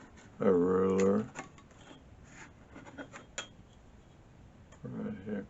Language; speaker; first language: English; native; English